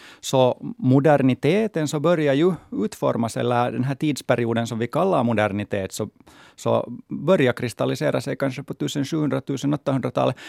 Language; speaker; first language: Swedish; native; Swedish